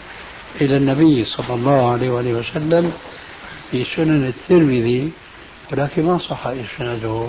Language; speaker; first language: Arabic; native; Arabic